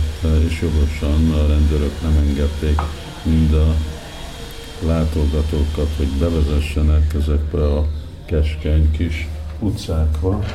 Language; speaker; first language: Hungarian; early bilingual, heritage; Hungarian